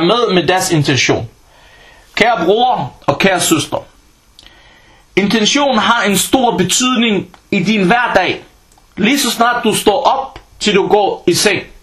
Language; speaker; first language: Danish; early bilingual, other home language; Arabic